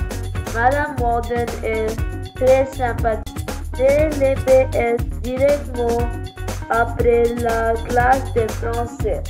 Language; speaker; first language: French; non-native, learner; English